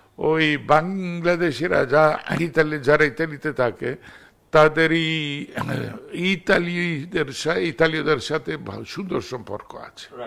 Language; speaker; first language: Bangla; non-native, fluent; Italian